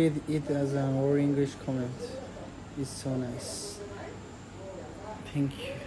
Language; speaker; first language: English; non-native, learner; Japanese